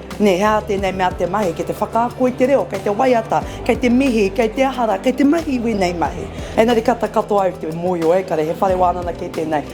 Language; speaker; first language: Māori; native; Māori